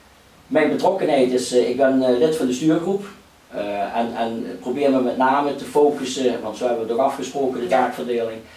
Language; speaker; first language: Dutch; native; Dutch